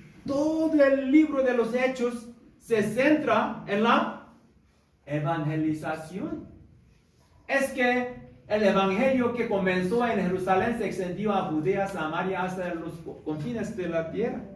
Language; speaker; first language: Spanish; non-native, learner; Korean